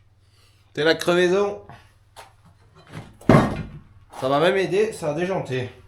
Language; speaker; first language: French; native; French